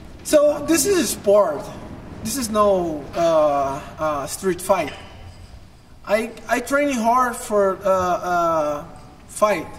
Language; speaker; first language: English; non-native, learner; Portuguese